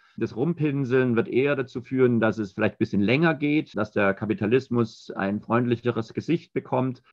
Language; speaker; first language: German; native; German